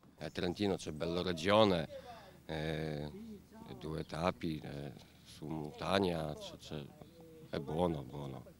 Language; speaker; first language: Italian; non-native, learner; Polish